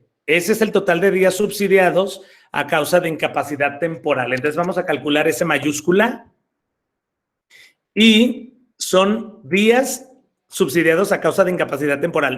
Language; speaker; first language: Spanish; native; Spanish